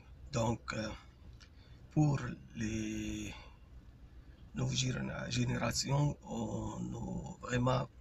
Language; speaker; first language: French; non-native, fluent; Arabic